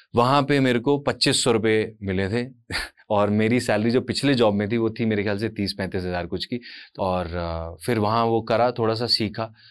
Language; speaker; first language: Hindi; native; Hindi